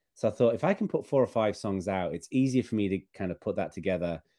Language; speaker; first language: English; native; English